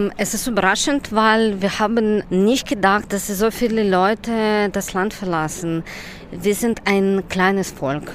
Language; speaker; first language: German; non-native, fluent; Russian